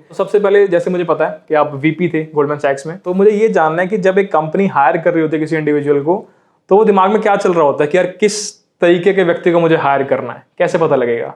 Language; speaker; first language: Hindi; native; Hindi